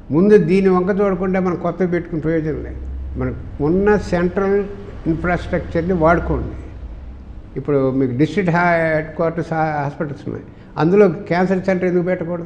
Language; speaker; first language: Telugu; native; Telugu